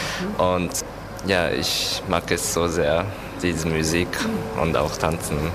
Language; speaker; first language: German; non-native, learner; Japanese